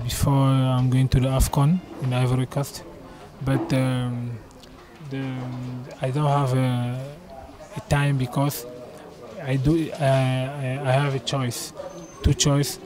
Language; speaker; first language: English; non-native, learner; French